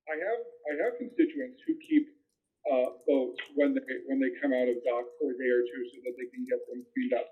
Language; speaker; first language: English; native; English